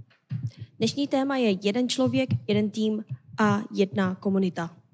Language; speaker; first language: Czech; non-native, fluent; Korean